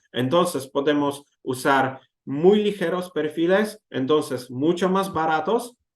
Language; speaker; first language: Spanish; non-native, learner; Polish